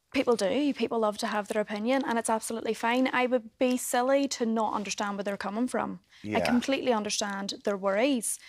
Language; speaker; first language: English; native; English